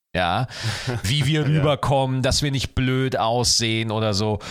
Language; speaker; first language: German; native; German